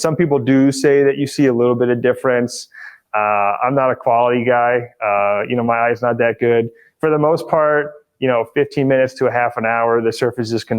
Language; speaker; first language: English; native; English